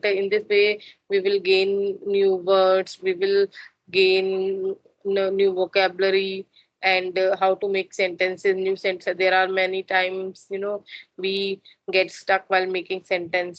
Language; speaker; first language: English; non-native, learner; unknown